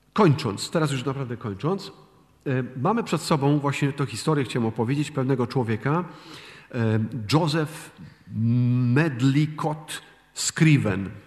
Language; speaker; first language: Polish; native; Polish